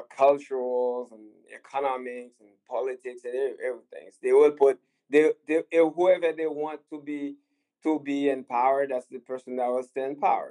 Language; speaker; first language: English; non-native, fluent; Haitian Creole